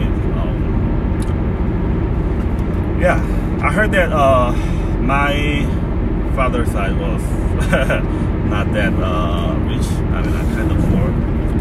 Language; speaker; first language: English; non-native, fluent; Korean